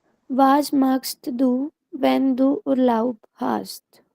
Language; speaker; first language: German; non-native, learner; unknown